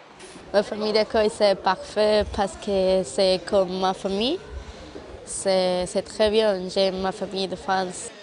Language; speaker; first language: French; non-native, learner; Spanish